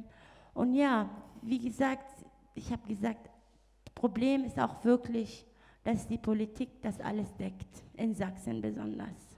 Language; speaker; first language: German; non-native, fluent; Arabic